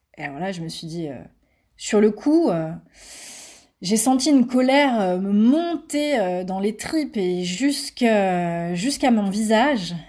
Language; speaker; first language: French; native; French